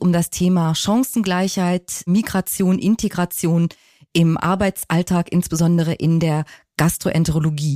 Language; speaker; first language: German; native; German